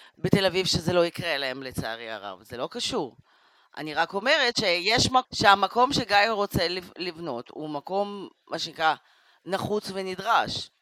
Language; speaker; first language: Hebrew; native; Hebrew